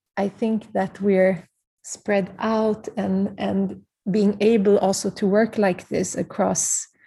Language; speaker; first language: English; early bilingual, other home language; Kurdish